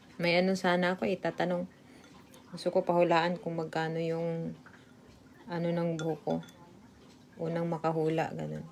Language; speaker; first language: Filipino; non-native, local second language; Cebuano